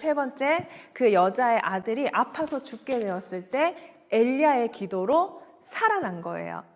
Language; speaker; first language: Korean; native; Korean